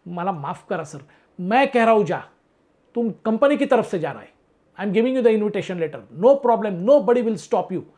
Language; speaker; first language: Hindi; non-native, local second language; Marathi